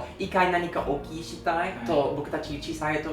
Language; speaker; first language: Japanese; non-native, learner; English